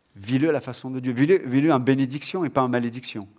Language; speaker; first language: French; native; French